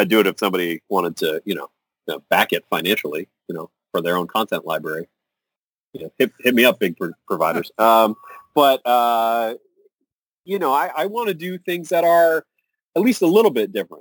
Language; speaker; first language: English; native; English